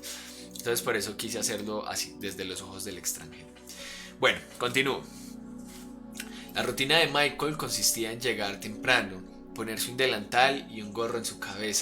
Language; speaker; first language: Spanish; native; Spanish